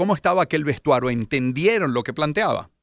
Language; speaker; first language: Spanish; native; Spanish